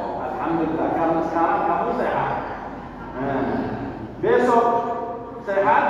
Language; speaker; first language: Indonesian; non-native, learner; Arabic